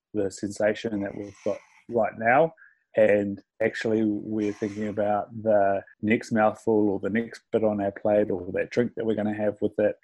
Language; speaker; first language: English; native; English